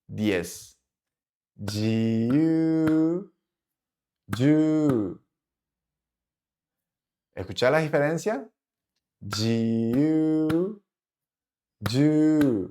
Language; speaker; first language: Spanish; non-native, fluent; Japanese